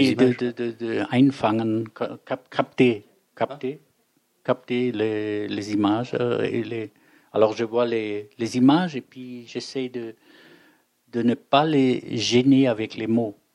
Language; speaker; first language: French; non-native, fluent; German